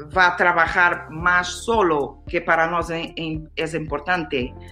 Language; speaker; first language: Spanish; non-native, learner; Portuguese